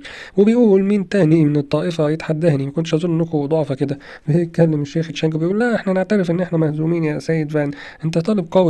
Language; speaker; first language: Arabic; native; Arabic